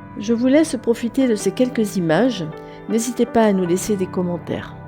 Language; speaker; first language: French; native; French